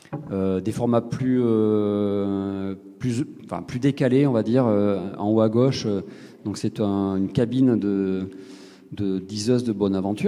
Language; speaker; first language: French; native; French